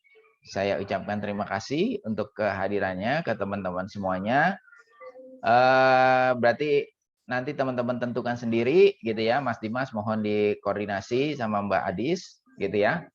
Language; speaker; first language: Indonesian; native; Indonesian